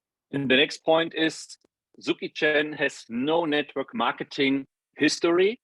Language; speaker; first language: English; non-native, fluent; German